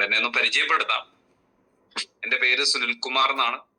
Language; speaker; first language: Malayalam; native; Malayalam